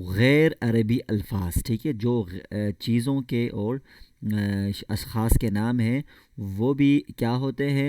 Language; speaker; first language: Urdu; native; Urdu